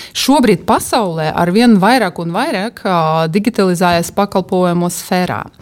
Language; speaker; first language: Latvian; non-native, local second language; Russian